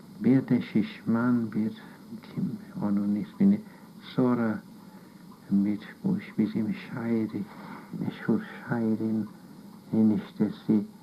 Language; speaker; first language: Turkish; non-native, fluent; English